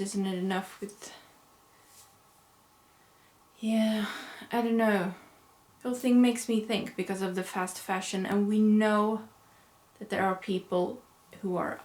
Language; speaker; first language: English; non-native, fluent; Swedish